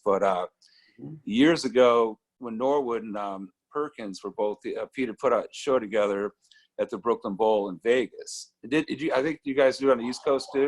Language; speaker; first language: English; native; English